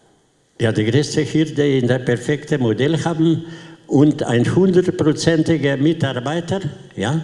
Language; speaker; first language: German; non-native, learner; Slovenian